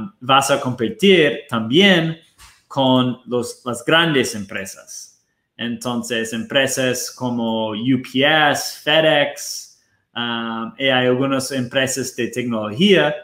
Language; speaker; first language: Spanish; non-native, fluent; Portuguese